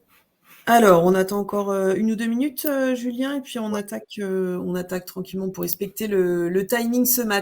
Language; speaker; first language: French; native; French